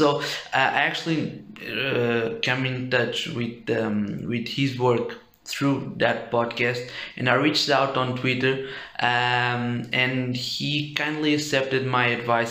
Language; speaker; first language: English; non-native, fluent; Portuguese